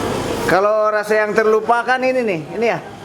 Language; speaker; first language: Indonesian; native; Indonesian